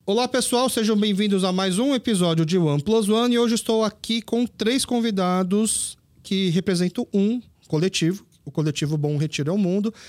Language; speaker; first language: Portuguese; early bilingual, other home language; Korean